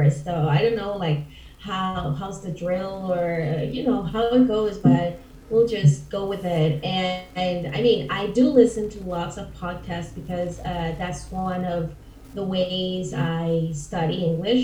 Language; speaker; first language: English; non-native, fluent; Spanish